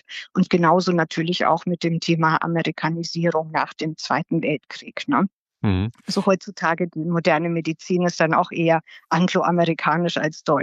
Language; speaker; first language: German; native; German